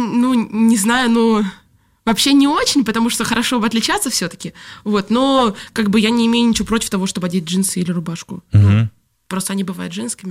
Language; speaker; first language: Russian; native; Russian